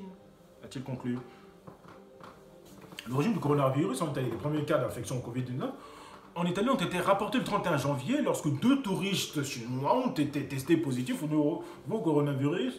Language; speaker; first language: French; native; French